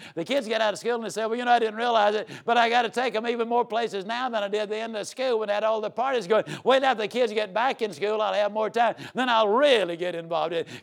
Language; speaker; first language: English; native; English